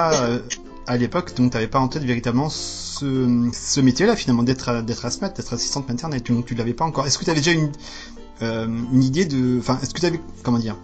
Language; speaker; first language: French; native; French